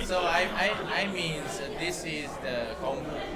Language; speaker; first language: English; non-native, learner; Japanese